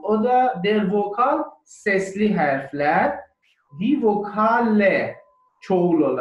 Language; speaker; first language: Turkish; non-native, learner; German